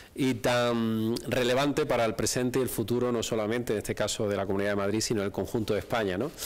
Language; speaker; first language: Spanish; native; Spanish